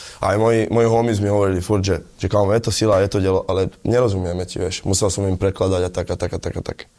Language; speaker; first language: Slovak; early bilingual, other home language; Italian